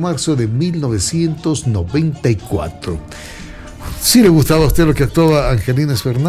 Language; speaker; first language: Spanish; native; Spanish